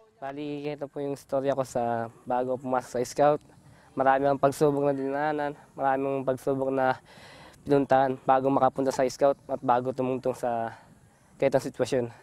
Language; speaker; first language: Filipino; native; Filipino